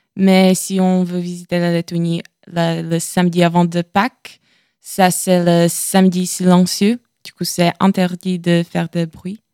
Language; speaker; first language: French; non-native, learner; Latvian